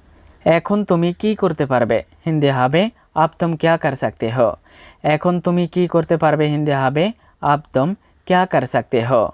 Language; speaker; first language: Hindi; non-native, fluent; Bangla